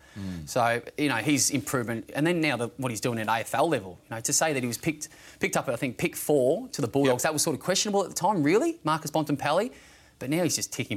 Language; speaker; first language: English; native; English